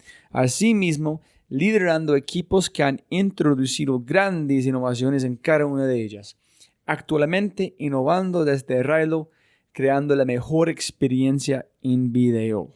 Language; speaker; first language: Spanish; non-native, fluent; English